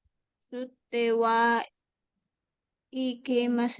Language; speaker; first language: Japanese; non-native, learner; Filipino